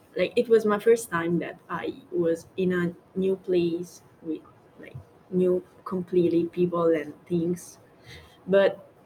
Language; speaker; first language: English; non-native, fluent; Italian